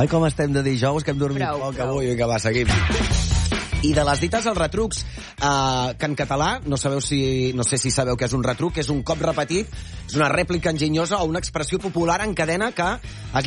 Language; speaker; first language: Catalan; native; Catalan